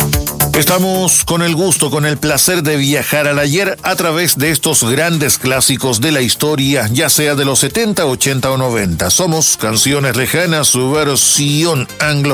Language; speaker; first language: Spanish; native; Spanish